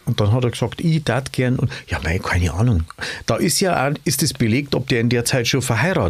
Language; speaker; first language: German; native; German